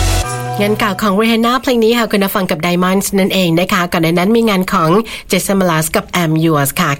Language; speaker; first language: Thai; native; Thai